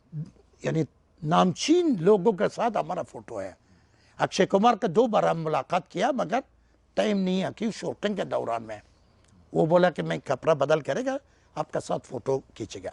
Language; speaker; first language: Hindi; non-native, learner; Persian